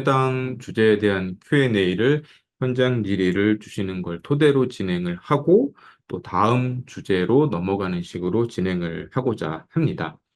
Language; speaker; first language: Korean; native; Korean